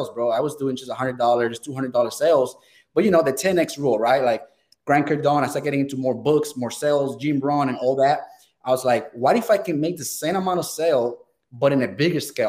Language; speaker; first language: English; non-native, fluent; Spanish